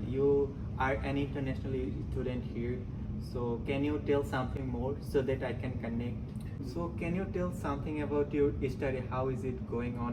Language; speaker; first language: English; non-native, local second language; Bangla